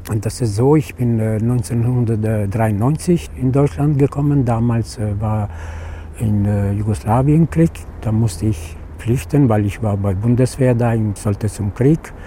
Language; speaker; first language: German; non-native, learner; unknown